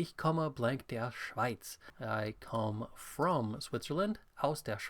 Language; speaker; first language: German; non-native, fluent; English